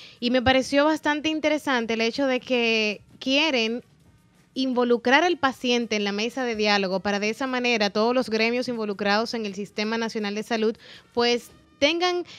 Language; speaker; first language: Spanish; native; Spanish